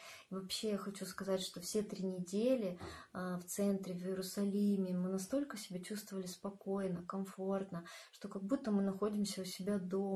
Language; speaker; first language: Russian; native; Russian